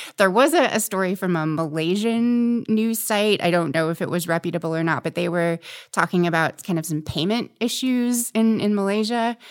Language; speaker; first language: English; native; English